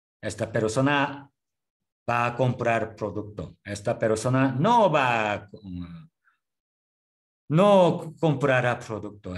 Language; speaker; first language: Spanish; non-native, learner; Korean